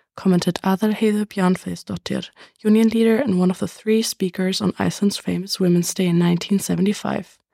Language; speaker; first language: English; non-native, fluent; German